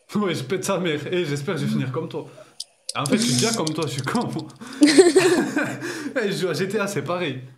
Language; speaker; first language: French; native; French